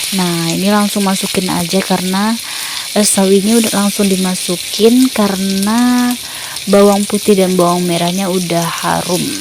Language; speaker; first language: Indonesian; non-native, local second language; Malay